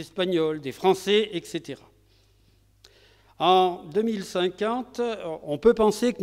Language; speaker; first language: French; native; French